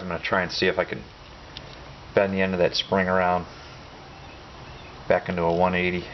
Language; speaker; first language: English; native; English